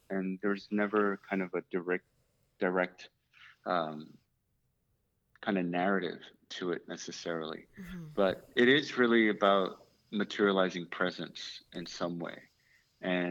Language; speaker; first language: English; native; English